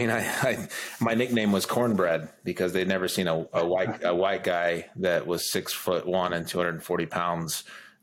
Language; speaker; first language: English; native; English